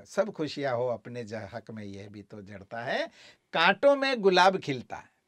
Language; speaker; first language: Hindi; native; Hindi